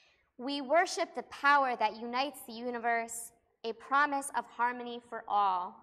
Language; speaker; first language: English; native; English